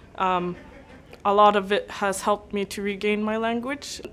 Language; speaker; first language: English; native; English